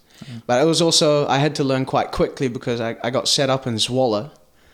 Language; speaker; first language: English; native; English